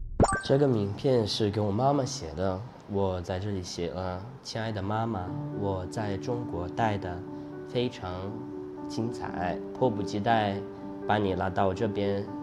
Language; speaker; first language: Chinese; non-native, learner; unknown